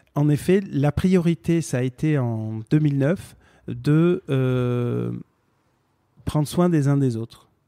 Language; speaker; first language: French; native; French